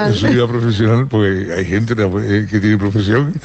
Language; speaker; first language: Spanish; native; Spanish